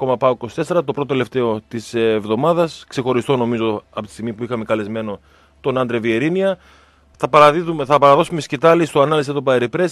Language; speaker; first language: Greek; native; Greek